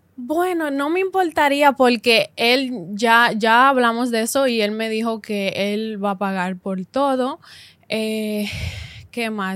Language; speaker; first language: Spanish; early bilingual, heritage; Spanish